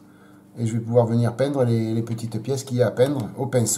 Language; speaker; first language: French; native; French